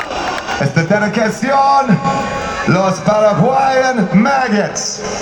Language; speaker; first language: Spanish; non-native, learner; English